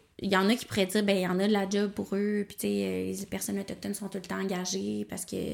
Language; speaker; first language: French; native; French